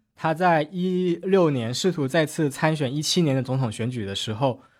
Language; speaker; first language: Chinese; native; Chinese